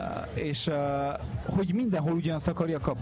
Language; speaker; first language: Hungarian; early bilingual, heritage; French